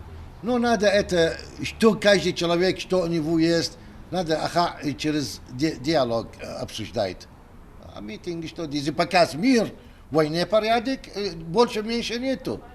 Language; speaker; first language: Russian; non-native, learner; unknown